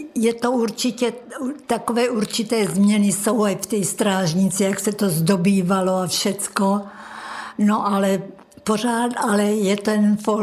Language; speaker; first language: Czech; native; Czech